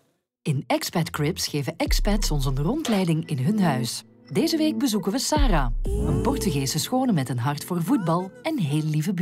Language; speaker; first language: Dutch; native; Dutch